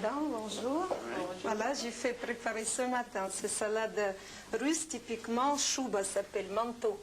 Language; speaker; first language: French; non-native, fluent; Ukrainian